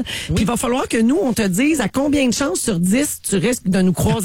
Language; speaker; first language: French; native; French